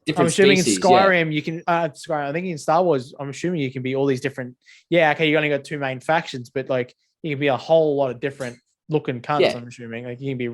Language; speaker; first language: English; native; English